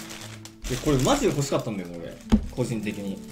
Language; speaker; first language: Japanese; native; Japanese